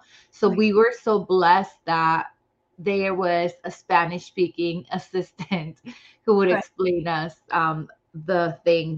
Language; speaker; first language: English; non-native, fluent; Spanish